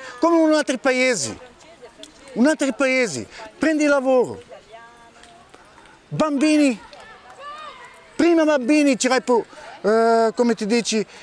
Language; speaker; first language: Italian; non-native, learner; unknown